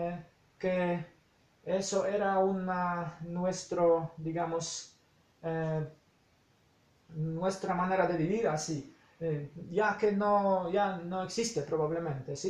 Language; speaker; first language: Spanish; non-native, fluent; Polish